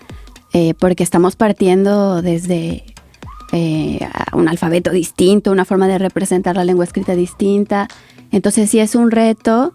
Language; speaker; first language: Spanish; native; Spanish